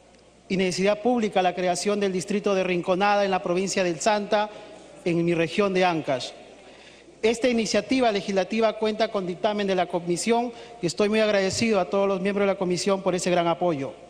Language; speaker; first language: Spanish; native; Spanish